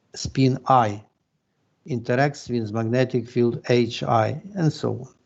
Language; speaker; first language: English; non-native, fluent; Ukrainian